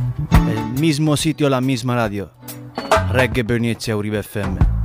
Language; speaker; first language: Spanish; native; Spanish